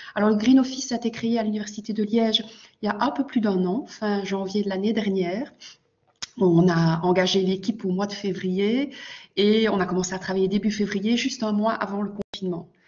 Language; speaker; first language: French; native; French